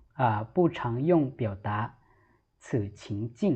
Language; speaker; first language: Chinese; non-native, fluent; Lao